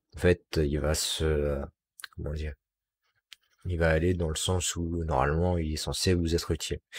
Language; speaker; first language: French; native; French